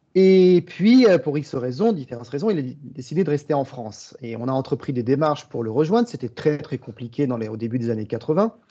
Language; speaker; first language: French; early bilingual, other home language; Russian